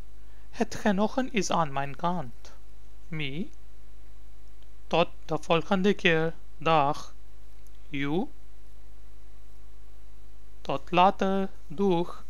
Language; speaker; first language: Dutch; non-native, learner; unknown